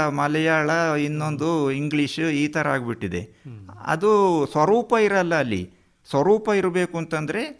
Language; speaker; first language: Kannada; non-native, local second language; Kodava